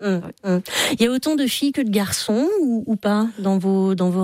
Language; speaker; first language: French; native; French